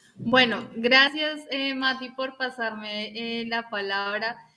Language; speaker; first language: Spanish; native; Spanish